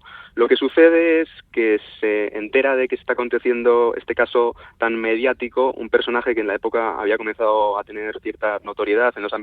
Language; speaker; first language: Spanish; native; Spanish